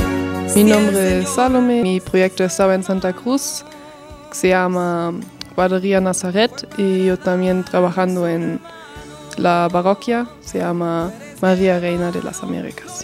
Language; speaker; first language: Spanish; non-native, learner; German